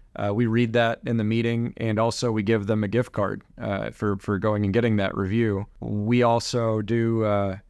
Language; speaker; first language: English; native; English